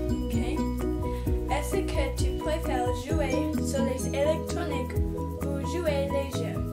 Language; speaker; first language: French; non-native, local second language; English